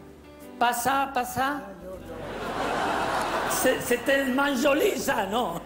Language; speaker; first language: French; non-native, learner; Spanish